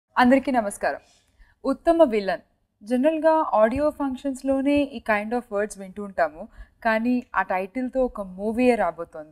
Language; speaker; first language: Telugu; native; Telugu